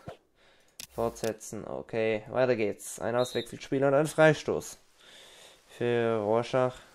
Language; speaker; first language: German; native; German